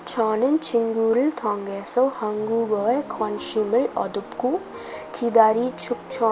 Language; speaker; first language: Korean; non-native, learner; English